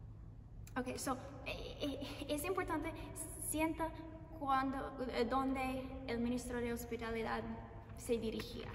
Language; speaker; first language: Spanish; non-native, learner; English